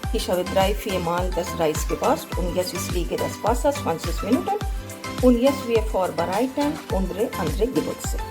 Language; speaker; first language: German; non-native, learner; Hindi